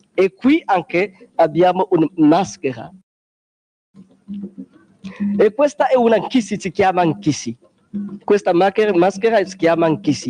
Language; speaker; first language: Italian; non-native, learner; Kongo